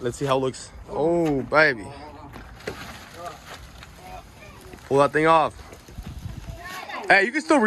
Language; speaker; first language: English; native; English